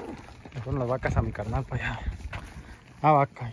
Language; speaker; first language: Spanish; native; Spanish